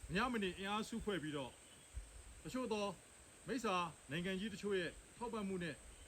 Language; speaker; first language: Burmese; non-native, local second language; Pa'o Karen